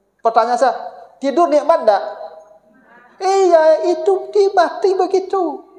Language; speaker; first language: Malay; non-native, local second language; Minangkabau